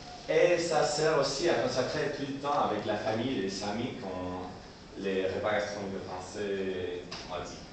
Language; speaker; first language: French; non-native, learner; Spanish